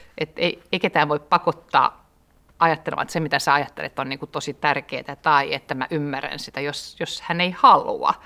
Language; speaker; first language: Finnish; native; Finnish